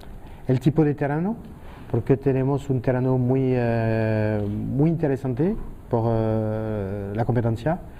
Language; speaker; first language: Spanish; non-native, fluent; French